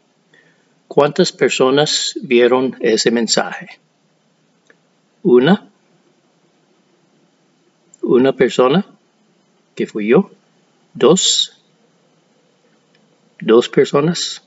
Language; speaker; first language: Spanish; non-native, fluent; English